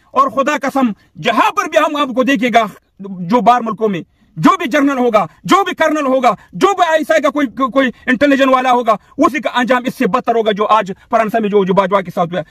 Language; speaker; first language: Urdu; non-native, local second language; Pashto